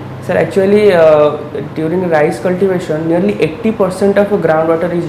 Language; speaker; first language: English; non-native, local second language; Odia